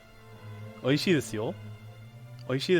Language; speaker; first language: Japanese; non-native, learner; English